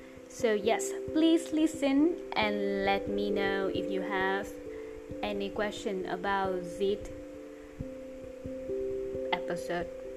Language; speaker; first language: English; non-native, fluent; Vietnamese